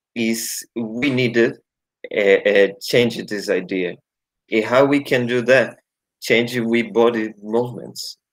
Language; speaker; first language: English; non-native, learner; Portuguese